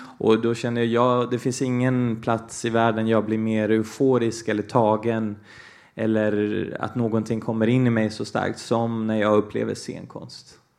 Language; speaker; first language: Swedish; early bilingual, other home language; Portuguese